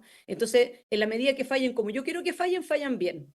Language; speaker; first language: Spanish; native; Spanish